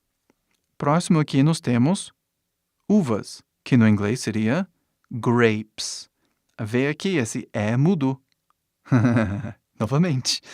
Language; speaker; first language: Portuguese; non-native, fluent; English